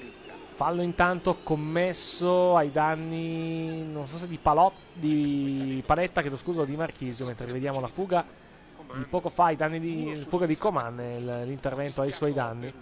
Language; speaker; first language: Italian; native; Italian